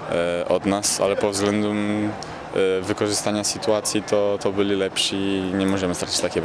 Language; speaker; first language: Polish; non-native, fluent; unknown